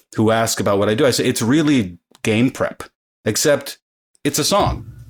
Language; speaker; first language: English; early bilingual, other home language; Spanish